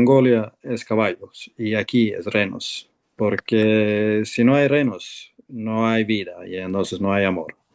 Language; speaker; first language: Spanish; non-native, fluent; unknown